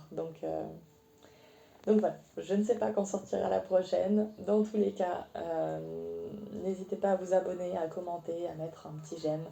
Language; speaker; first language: French; native; French